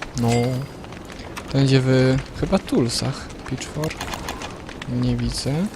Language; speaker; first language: Polish; native; Polish